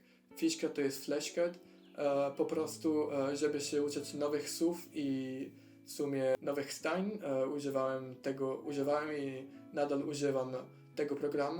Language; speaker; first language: Polish; non-native, fluent; Italian